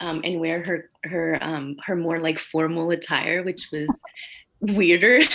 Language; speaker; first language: English; native; English